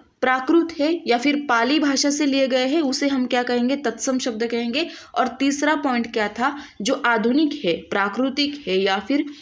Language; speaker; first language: Hindi; non-native, local second language; Marathi